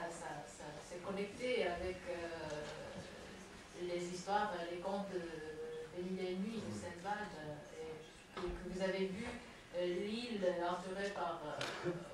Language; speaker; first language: French; non-native, fluent; Japanese